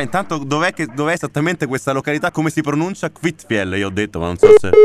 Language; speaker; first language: Italian; native; Italian